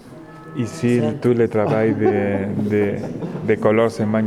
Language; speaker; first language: French; non-native, learner; Spanish